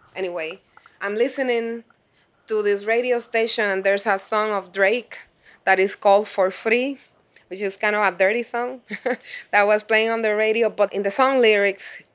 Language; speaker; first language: English; non-native, fluent; Spanish